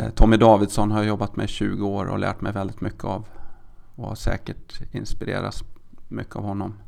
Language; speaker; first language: Swedish; native; Swedish